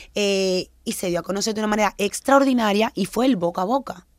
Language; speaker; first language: Spanish; native; Spanish